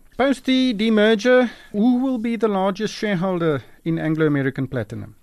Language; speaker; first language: English; non-native, local second language; Afrikaans